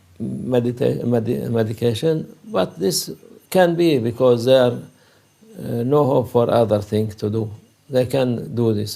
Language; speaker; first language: English; non-native, learner; Turkish